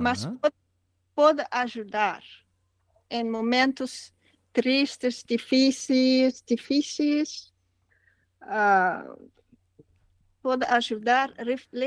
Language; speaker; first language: Portuguese; non-native, learner; Dutch